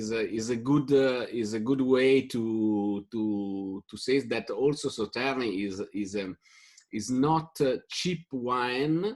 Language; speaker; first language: English; non-native, fluent; Italian